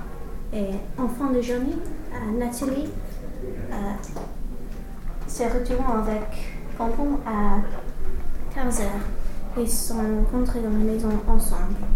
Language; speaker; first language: French; non-native, learner; English